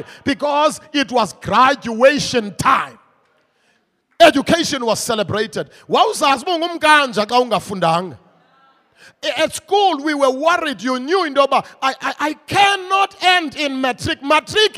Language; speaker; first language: English; non-native, local second language; Xhosa